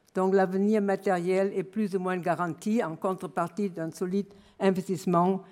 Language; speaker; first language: French; non-native, fluent; German